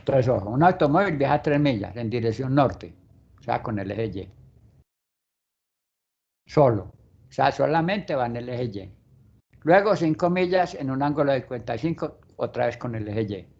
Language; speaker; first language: Spanish; native; Spanish